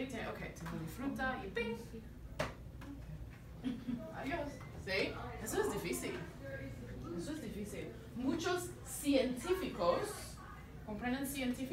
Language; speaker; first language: Spanish; non-native, fluent; English